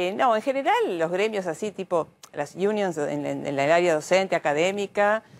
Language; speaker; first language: Spanish; early bilingual, heritage; Spanish